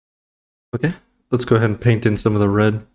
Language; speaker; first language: English; native; English